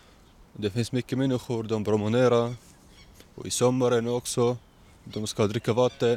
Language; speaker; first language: Swedish; non-native, learner; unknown